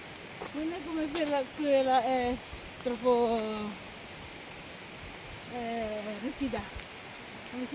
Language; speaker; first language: Italian; non-native, learner; Filipino